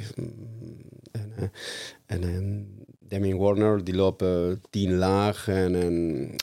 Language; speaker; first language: Dutch; non-native, fluent; Spanish